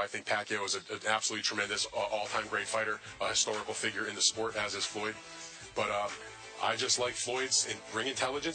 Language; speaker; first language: English; native; English